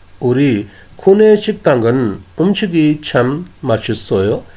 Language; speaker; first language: Korean; non-native, fluent; Urdu